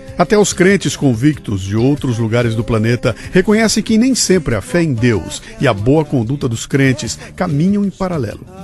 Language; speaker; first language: Portuguese; native; Portuguese